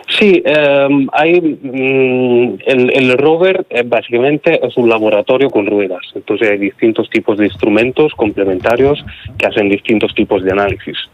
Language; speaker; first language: Spanish; non-native, fluent; Italian